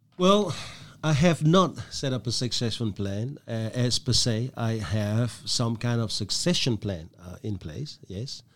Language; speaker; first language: English; non-native, fluent; French